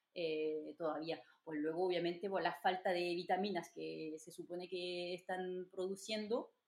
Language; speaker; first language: Spanish; non-native, fluent; French